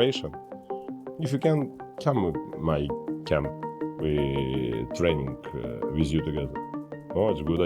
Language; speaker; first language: English; non-native, learner; Ukrainian